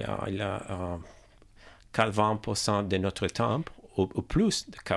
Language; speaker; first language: French; non-native, learner; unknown